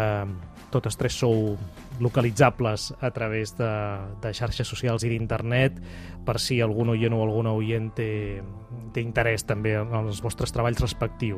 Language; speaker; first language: Catalan; native; Catalan